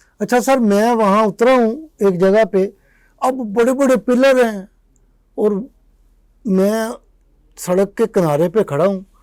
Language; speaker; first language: Urdu; non-native, local second language; Punjabi